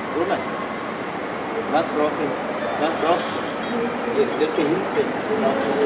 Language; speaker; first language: German; non-native, learner; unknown